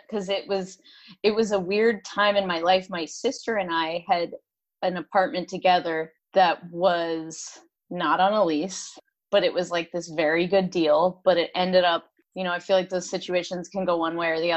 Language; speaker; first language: English; native; English